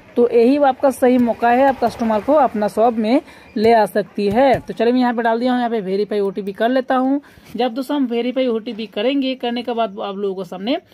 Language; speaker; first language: Hindi; non-native, local second language; Bangla